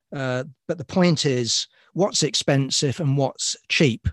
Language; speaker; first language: English; native; English